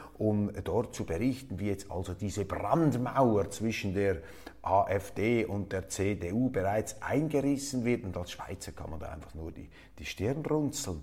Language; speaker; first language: German; native; German